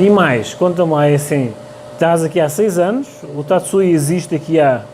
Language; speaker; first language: Portuguese; native; Portuguese